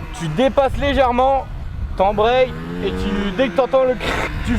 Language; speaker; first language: French; native; French